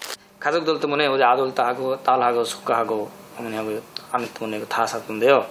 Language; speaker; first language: Korean; non-native, learner; Bangla